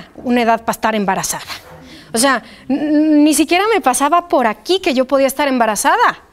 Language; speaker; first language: Spanish; early bilingual, other home language; Polish